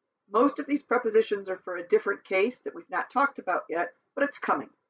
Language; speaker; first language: English; native; English